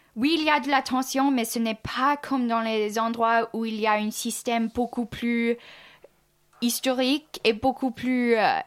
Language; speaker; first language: French; non-native, fluent; English